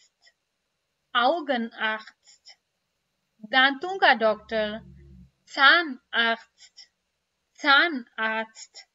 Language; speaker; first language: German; non-native, fluent; Urdu